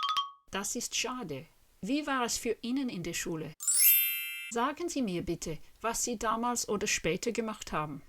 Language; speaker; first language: German; non-native, fluent; English